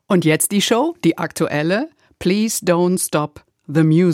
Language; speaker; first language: German; native; German